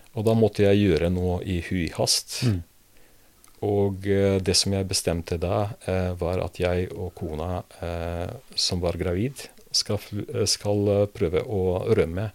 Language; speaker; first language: Norwegian; non-native, fluent; Serbian